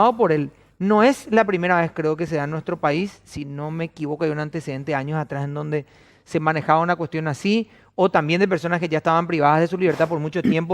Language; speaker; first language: Spanish; native; Spanish